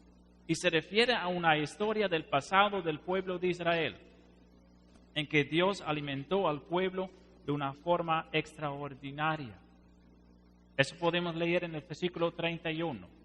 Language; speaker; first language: Spanish; non-native, fluent; Dutch